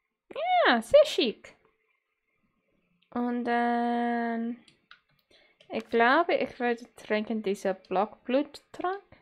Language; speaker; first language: German; non-native, learner; Dutch